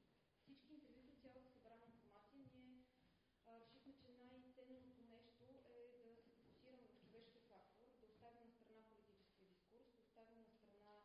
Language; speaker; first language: Bulgarian; native; Bulgarian